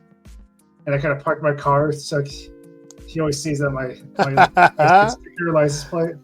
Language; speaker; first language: English; native; English